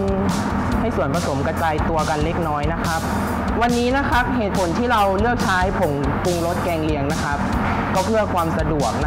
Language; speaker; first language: Thai; native; Thai